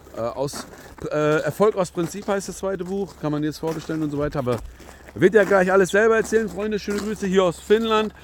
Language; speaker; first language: German; early bilingual, other home language; Persian